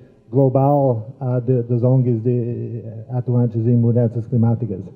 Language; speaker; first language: Portuguese; non-native, fluent; English